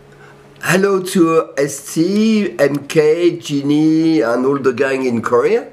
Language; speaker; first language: English; non-native, fluent; French